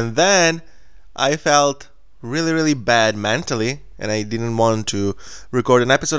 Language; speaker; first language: English; non-native, fluent; Serbian